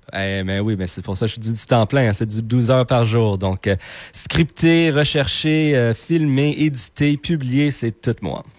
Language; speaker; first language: French; native; French